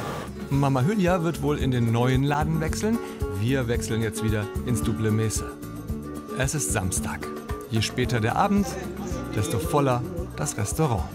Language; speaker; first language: German; native; German